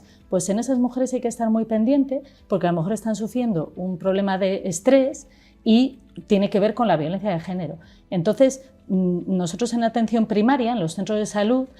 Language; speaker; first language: Spanish; native; Spanish